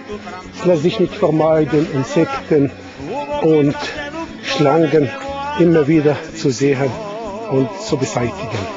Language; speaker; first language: German; non-native, fluent; Arabic